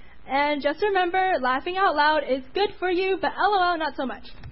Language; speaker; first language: English; early bilingual, other home language; Chinese